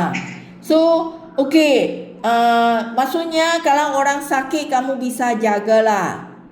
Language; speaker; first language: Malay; non-native, local second language; Chinese